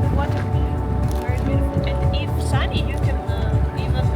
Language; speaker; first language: English; non-native, learner; Turkish